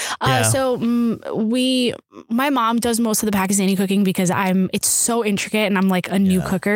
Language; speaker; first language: English; early bilingual, other home language; Urdu